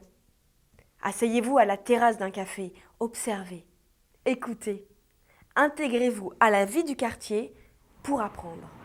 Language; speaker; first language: French; native; French